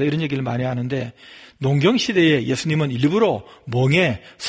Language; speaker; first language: Korean; native; Korean